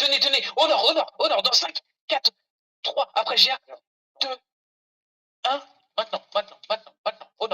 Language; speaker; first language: French; native; French